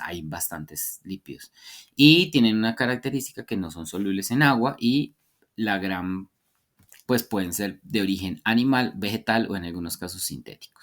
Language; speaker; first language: Spanish; native; Spanish